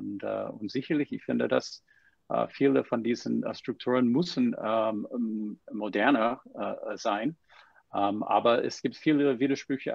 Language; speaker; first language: German; non-native, fluent; English